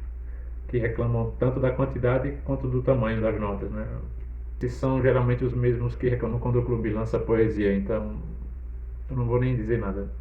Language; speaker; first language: Portuguese; native; Portuguese